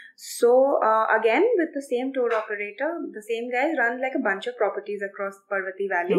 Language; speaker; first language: English; non-native, local second language; Assamese